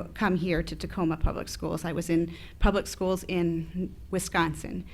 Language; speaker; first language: English; early bilingual, other home language; Spanish